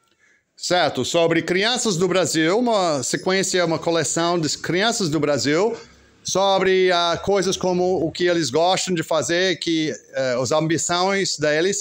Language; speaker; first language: Portuguese; non-native, fluent; English